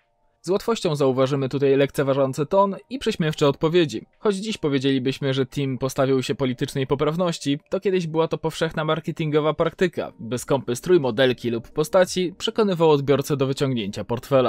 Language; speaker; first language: Polish; native; Polish